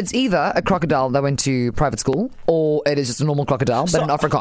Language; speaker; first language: English; native; English